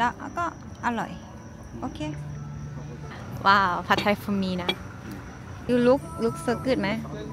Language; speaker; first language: English; non-native, learner; Thai